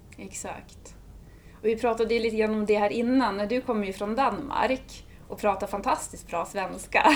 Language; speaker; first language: Swedish; native; Swedish